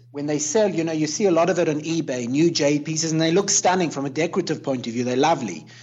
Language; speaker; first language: English; native; English